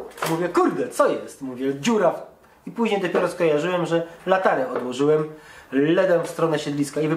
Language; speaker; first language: Polish; native; Polish